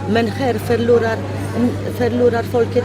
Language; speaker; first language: Swedish; non-native, fluent; Polish